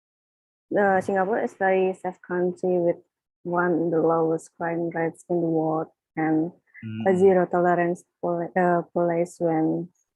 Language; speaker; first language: English; non-native, learner; Indonesian